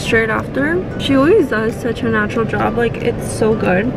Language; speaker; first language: English; native; English